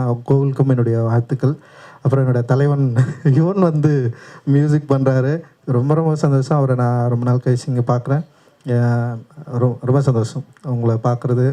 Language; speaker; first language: Tamil; native; Tamil